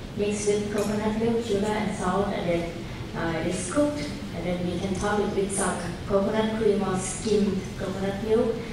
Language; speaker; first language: English; non-native, fluent; Thai